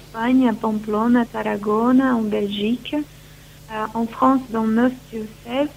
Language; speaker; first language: French; non-native, fluent; Portuguese